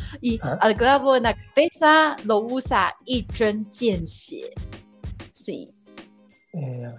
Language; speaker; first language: Spanish; non-native, learner; Chinese